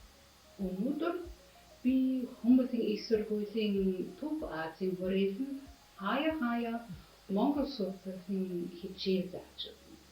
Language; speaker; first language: Mongolian; non-native, fluent; German